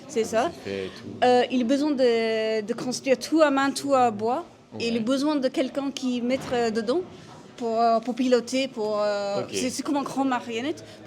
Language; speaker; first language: French; non-native, learner; English